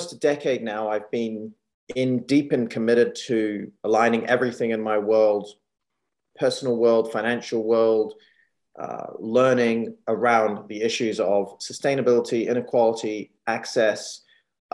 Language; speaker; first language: English; native; English